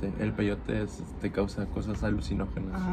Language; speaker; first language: Spanish; native; Spanish